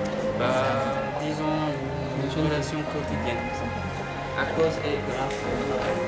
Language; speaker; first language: French; non-native, fluent; Arabic